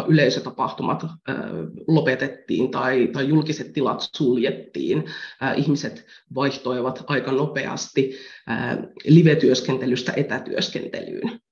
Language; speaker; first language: Finnish; native; Finnish